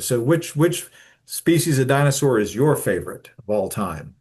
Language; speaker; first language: English; native; English